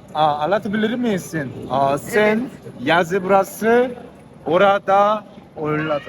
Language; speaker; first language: Turkish; non-native, learner; Korean